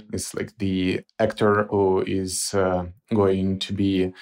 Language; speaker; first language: English; non-native, fluent; Ukrainian